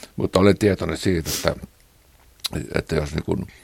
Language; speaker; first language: Finnish; native; Finnish